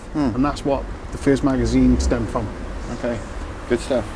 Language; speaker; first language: English; native; English